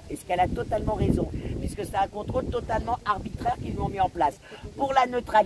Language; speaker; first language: French; native; French